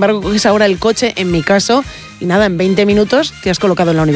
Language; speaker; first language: Spanish; native; Spanish